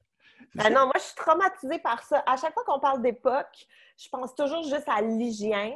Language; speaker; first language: French; native; French